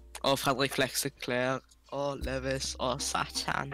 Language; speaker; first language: Norwegian; native; Norwegian